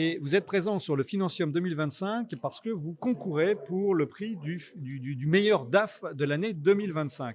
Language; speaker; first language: French; native; French